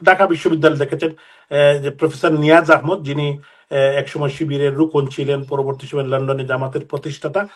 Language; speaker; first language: Bangla; native; Bangla